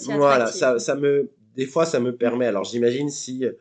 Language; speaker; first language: French; native; French